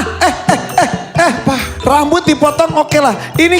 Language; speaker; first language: Indonesian; native; Indonesian